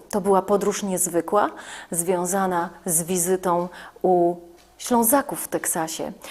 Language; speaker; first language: Polish; native; Polish